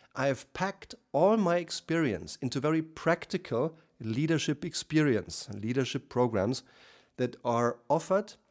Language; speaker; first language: English; non-native, fluent; German